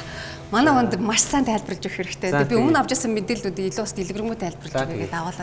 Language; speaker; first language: Mongolian; native; Mongolian